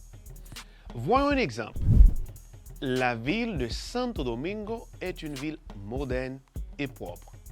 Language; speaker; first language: French; non-native, fluent; Spanish